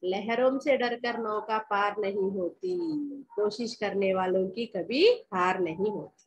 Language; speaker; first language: Hindi; non-native, local second language; Telugu